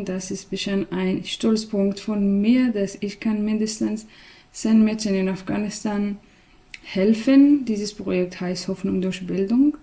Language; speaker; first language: German; non-native, learner; Persian